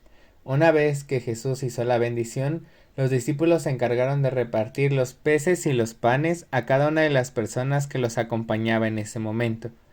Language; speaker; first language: Spanish; native; Spanish